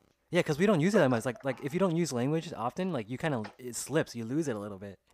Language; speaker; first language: English; early bilingual, other home language; Vietnamese